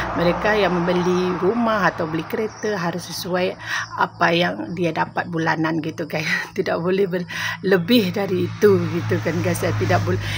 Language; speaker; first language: Malay; non-native, local second language; Minangkabau